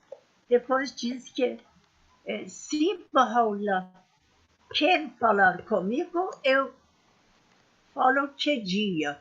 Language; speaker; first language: Portuguese; non-native, fluent; Persian